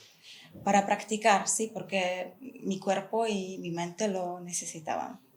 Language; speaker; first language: Spanish; non-native, fluent; Polish